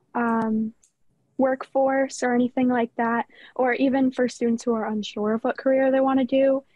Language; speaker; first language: English; native; English